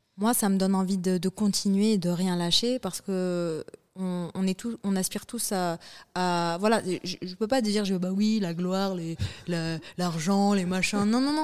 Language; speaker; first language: French; early bilingual, other home language; Arabic